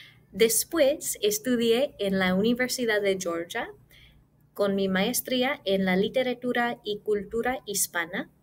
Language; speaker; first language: Spanish; early bilingual, heritage; English